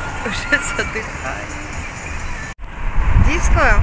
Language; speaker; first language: Turkish; non-native, learner; Russian